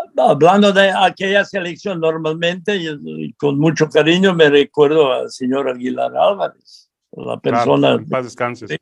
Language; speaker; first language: Spanish; non-native, fluent; Serbian